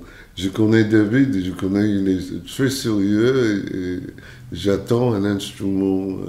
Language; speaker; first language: French; non-native, fluent; English